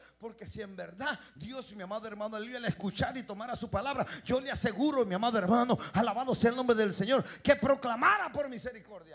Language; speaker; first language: Spanish; native; Spanish